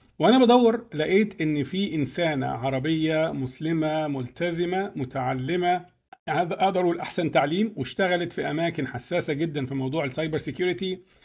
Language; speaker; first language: Arabic; native; Arabic